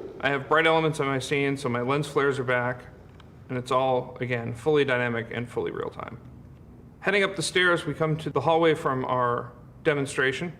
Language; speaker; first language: English; native; English